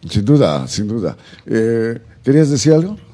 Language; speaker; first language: Spanish; native; Spanish